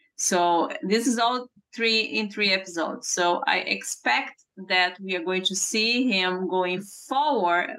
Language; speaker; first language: English; non-native, fluent; Portuguese